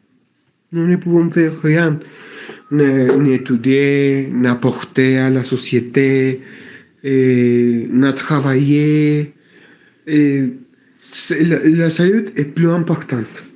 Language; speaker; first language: French; non-native, learner; Spanish